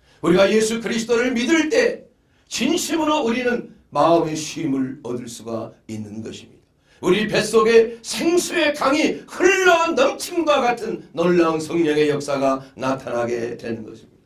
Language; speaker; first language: Korean; native; Korean